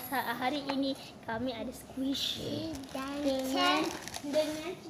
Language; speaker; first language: Indonesian; non-native, learner; Malay